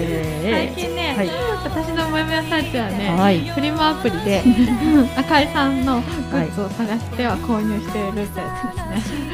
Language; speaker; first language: Japanese; native; Japanese